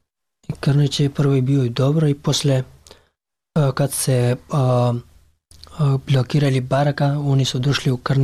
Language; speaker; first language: Serbian; non-native, learner; Pashto